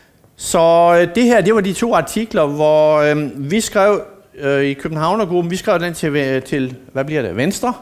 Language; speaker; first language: Danish; native; Danish